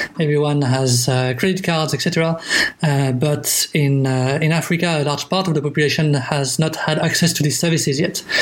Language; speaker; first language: English; non-native, fluent; French